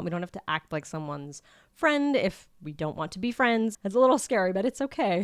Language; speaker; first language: English; native; English